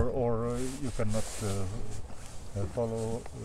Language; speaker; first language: English; non-native, learner; Estonian